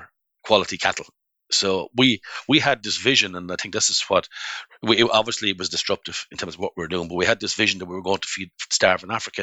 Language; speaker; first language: English; native; English